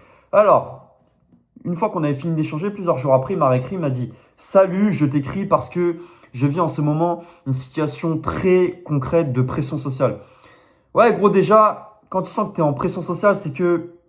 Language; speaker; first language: French; native; French